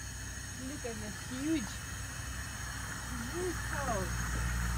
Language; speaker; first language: English; non-native, learner; Russian